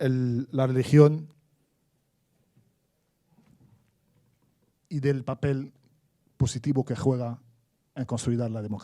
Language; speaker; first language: Spanish; non-native, fluent; Arabic